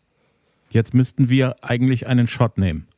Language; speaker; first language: German; native; German